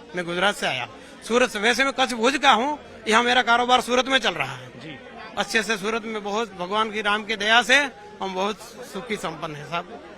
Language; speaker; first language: Hindi; non-native, local second language; Gujarati